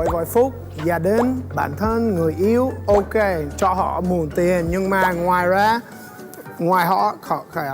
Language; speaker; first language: Vietnamese; non-native, learner; English